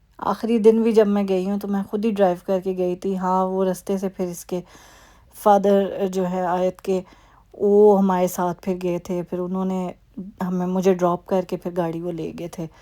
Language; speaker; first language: Urdu; native; Urdu